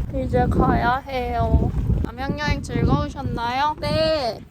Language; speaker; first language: Korean; native; Korean